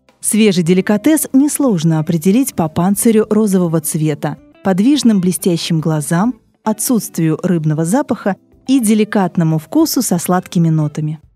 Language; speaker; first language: Russian; native; Russian